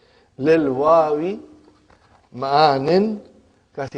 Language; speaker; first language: Arabic; non-native, fluent; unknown